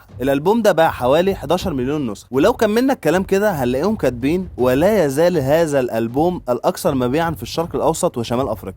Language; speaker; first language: Arabic; native; Arabic